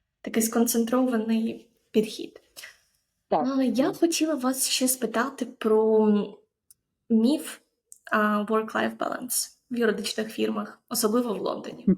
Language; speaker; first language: Ukrainian; native; Ukrainian